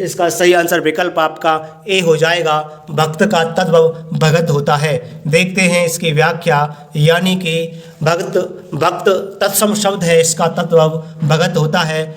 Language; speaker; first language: Hindi; native; Hindi